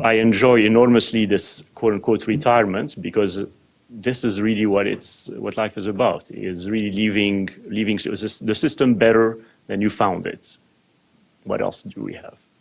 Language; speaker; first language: English; non-native, fluent; French